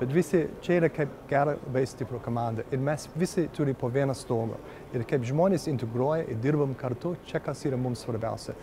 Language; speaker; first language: Lithuanian; early bilingual, heritage; Lithuanian